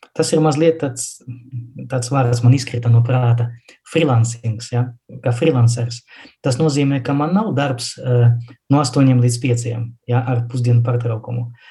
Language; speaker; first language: Latvian; non-native, local second language; Russian